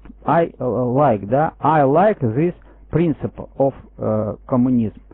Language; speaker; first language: English; non-native, learner; Russian